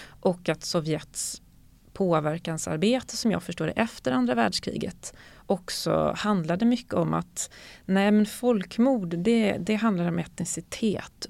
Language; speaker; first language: Swedish; native; Swedish